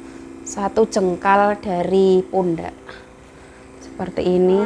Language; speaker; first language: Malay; non-native, local second language; Javanese